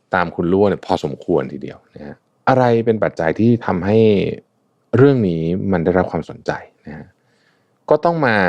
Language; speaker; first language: Thai; early bilingual, other home language; Chinese